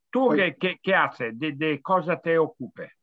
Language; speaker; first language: Spanish; non-native, fluent; Italian